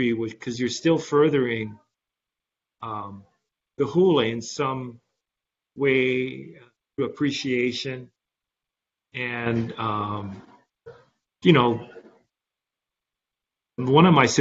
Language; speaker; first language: English; native; English